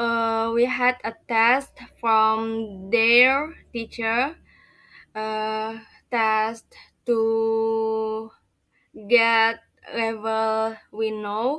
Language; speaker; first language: English; non-native, learner; Indonesian